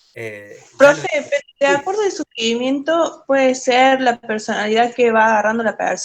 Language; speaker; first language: Spanish; native; Spanish